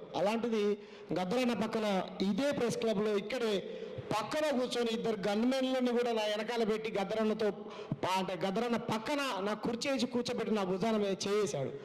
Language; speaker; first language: Telugu; native; Telugu